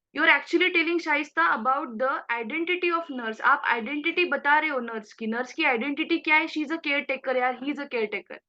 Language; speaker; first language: Hindi; non-native, local second language; Marathi